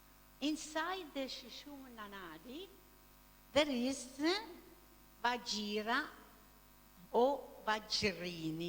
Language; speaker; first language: English; non-native, learner; Italian